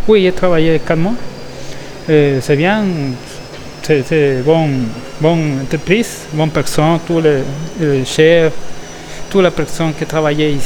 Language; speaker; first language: French; non-native, learner; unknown